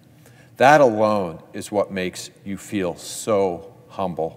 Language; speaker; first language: English; native; English